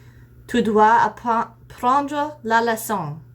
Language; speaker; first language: French; non-native, learner; English